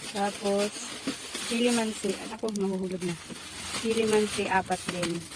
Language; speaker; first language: Filipino; non-native, local second language; Cebuano